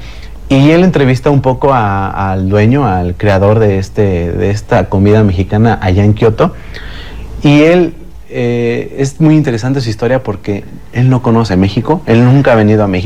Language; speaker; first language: Spanish; native; Spanish